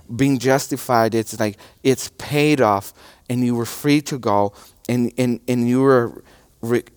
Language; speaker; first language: English; non-native, learner; Portuguese